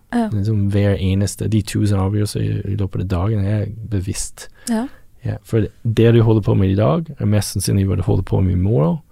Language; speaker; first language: Norwegian; non-native, fluent; English